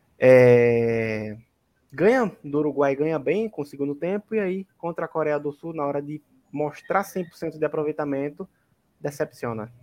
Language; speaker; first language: Portuguese; native; Portuguese